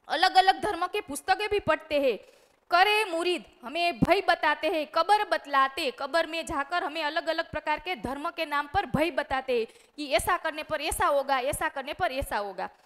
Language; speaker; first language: Hindi; non-native, local second language; Gujarati